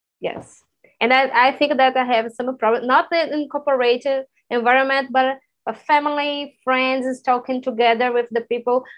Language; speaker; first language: English; non-native, learner; Portuguese